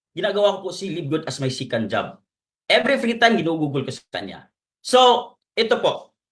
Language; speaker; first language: Filipino; non-native, local second language; Cebuano